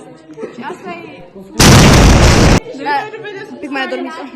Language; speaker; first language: Romanian; early bilingual, heritage; Romanian